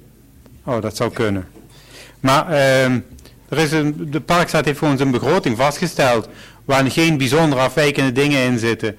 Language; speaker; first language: Dutch; native; Dutch